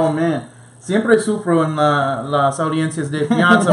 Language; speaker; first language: Spanish; non-native, fluent; English